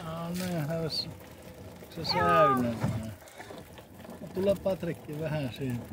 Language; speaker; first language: Finnish; non-native, learner; Thai